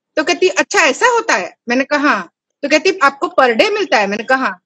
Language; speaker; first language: Hindi; native; Hindi